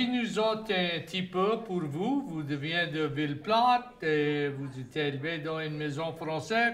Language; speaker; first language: French; native; French